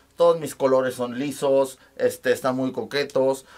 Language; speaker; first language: Spanish; native; Spanish